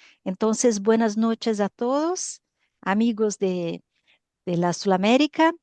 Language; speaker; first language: Spanish; non-native, learner; Portuguese